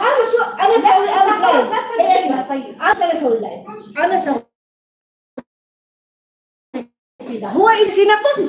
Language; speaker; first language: Arabic; non-native, learner; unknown